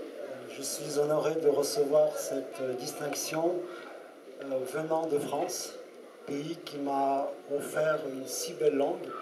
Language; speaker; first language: French; non-native, fluent; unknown